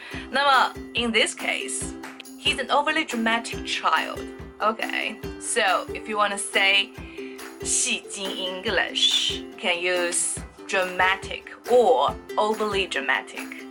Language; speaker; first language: English; non-native, fluent; Chinese